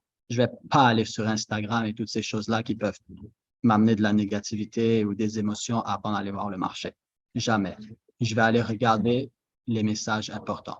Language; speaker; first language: French; native; French